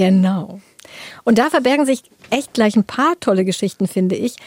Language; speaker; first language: German; native; German